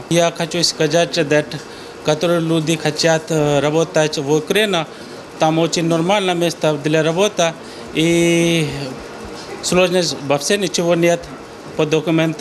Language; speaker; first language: Russian; non-native, learner; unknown